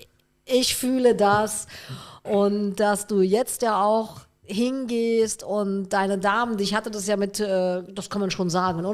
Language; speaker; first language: German; native; German